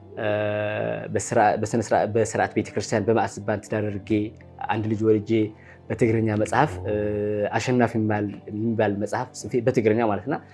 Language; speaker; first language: Amharic; non-native, local second language; Tigrinya